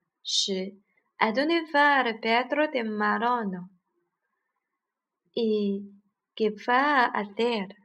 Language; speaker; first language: Spanish; non-native, learner; Chinese